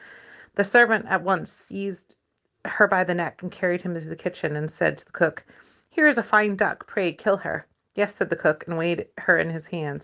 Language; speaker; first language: English; native; English